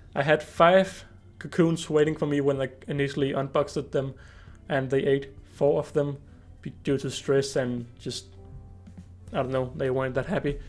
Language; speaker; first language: English; non-native, fluent; Danish